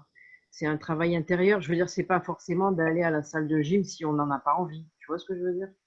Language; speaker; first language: French; native; French